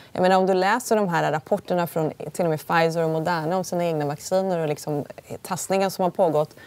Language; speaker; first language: Swedish; early bilingual, other home language; Polish